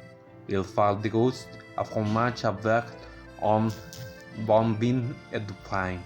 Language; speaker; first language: French; non-native, learner; Spanish